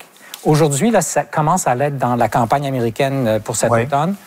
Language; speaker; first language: French; native; French